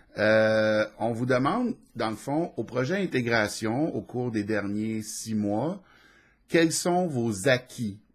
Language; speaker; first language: French; native; French